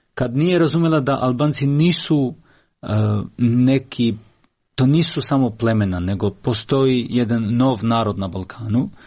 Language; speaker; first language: Croatian; non-native, fluent; Albanian